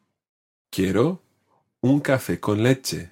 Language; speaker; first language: Spanish; non-native, fluent; English